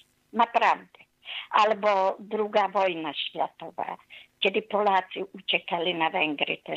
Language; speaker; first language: Polish; non-native, fluent; Hungarian